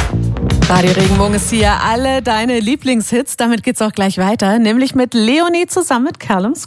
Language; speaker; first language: German; native; German